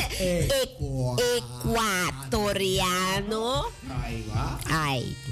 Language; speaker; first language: Spanish; non-native, local second language; Dutch